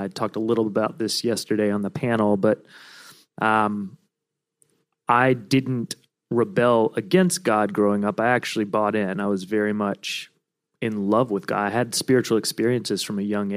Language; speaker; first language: English; native; English